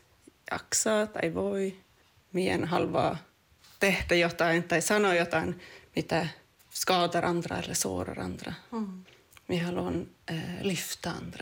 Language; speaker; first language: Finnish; non-native, local second language; Swedish